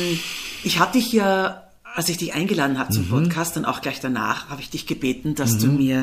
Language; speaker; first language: German; native; German